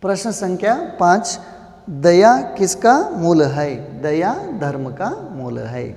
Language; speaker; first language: Hindi; non-native, local second language; Kannada